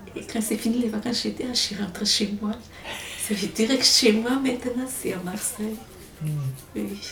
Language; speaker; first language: French; non-native, local second language; Malagasy